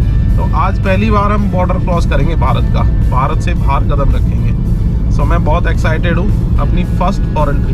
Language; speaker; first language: Hindi; native; Hindi